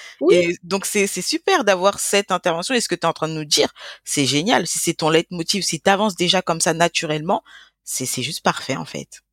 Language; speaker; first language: French; native; French